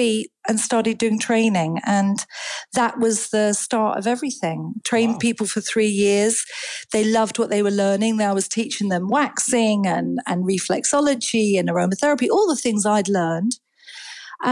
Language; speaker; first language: English; native; English